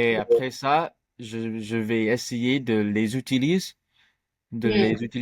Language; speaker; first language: French; non-native, learner; English